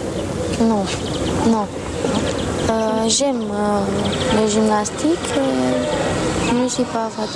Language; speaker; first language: French; non-native, learner; Romanian